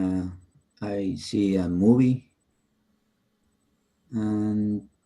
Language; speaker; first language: English; non-native, learner; Spanish